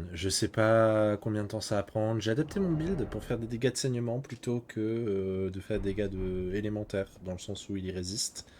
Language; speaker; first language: French; native; French